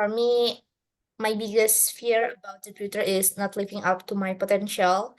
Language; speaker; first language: English; non-native, learner; Indonesian